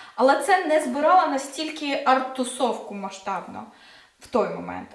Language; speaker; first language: Ukrainian; non-native, local second language; Russian